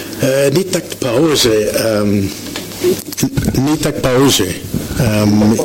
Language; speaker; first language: Russian; non-native, learner; French